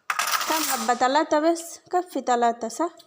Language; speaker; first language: Arabic; non-native, learner; Bangla